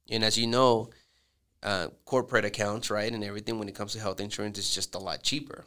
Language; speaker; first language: English; early bilingual, other home language; Spanish